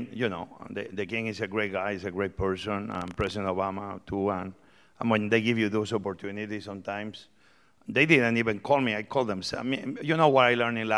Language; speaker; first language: English; non-native, fluent; Spanish